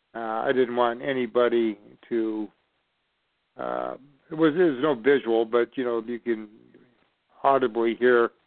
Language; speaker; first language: English; native; English